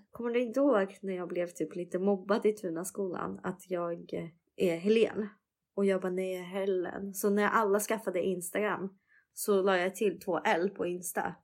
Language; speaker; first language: Swedish; early bilingual, other home language; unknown